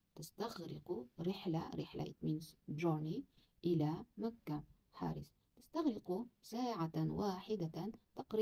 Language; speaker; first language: Arabic; non-native, learner; Kazakh